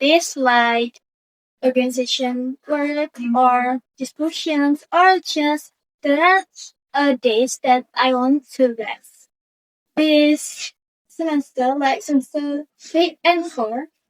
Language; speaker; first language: English; non-native, learner; Indonesian